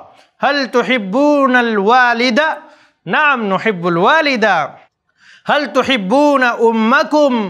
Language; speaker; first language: Arabic; non-native, fluent; Urdu